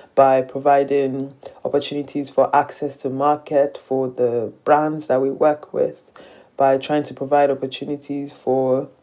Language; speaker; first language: English; non-native, local second language; Yoruba